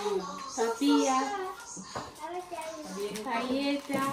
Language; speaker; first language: Spanish; native; Spanish